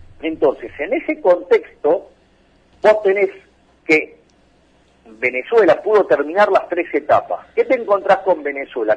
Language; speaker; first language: Spanish; native; Spanish